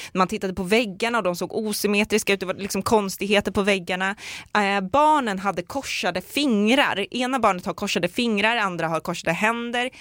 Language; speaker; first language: Swedish; native; Swedish